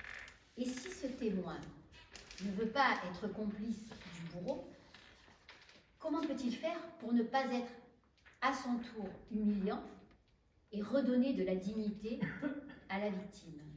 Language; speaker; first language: French; native; French